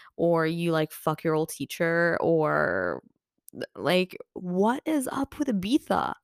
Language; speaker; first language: English; non-native, fluent; Swedish